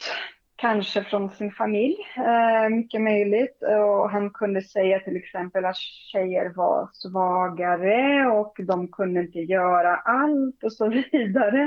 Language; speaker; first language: Swedish; non-native, fluent; Portuguese